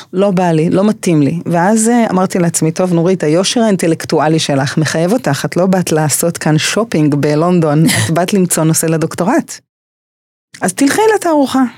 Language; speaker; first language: Hebrew; early bilingual, other home language; English